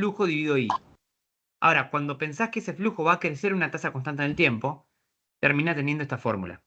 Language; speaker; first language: Spanish; native; Spanish